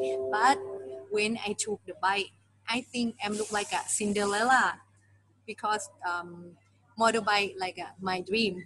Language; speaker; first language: English; non-native, learner; Thai